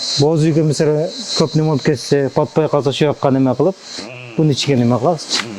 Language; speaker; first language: Kyrgyz; early bilingual, heritage; Kyrgyz